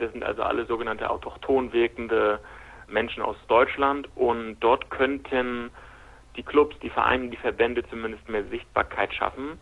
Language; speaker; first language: German; native; German